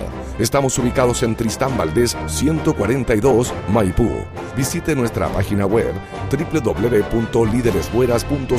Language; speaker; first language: Spanish; native; Spanish